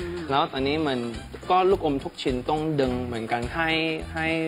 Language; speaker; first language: Thai; non-native, fluent; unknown